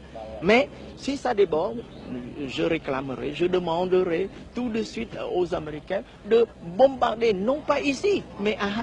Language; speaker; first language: French; non-native, local second language; Khmer